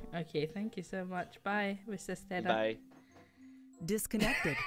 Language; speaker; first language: English; native; English